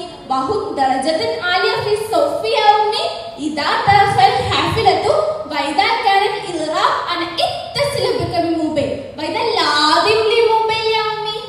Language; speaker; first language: Arabic; non-native, learner; Malayalam